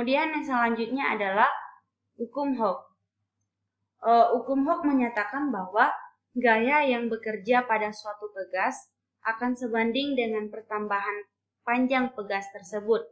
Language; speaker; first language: Indonesian; native; Indonesian